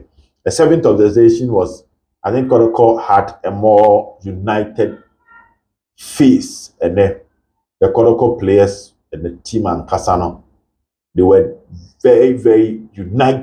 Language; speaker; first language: English; non-native, local second language; Akan